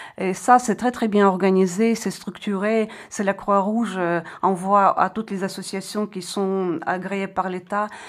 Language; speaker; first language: French; non-native, fluent; Ukrainian